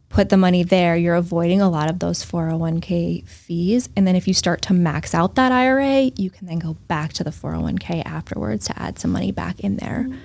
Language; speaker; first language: English; native; English